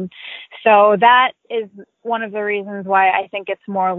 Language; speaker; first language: English; native; English